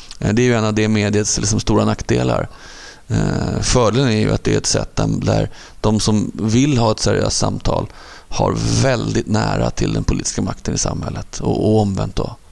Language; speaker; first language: Swedish; native; Swedish